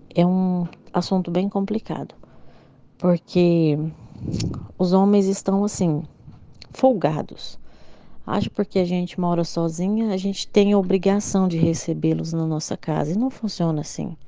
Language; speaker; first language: Portuguese; native; Portuguese